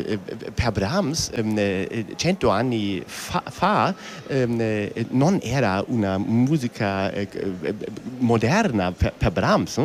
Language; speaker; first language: Italian; non-native, learner; German